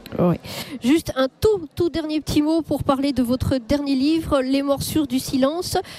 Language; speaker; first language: French; native; French